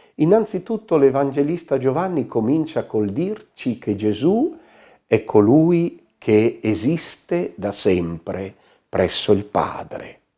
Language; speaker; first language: Italian; native; Italian